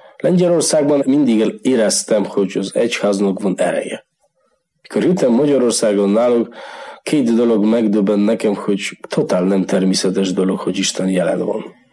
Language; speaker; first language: Hungarian; non-native, learner; Polish